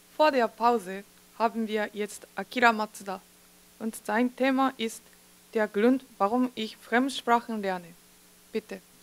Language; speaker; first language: German; non-native, fluent; Japanese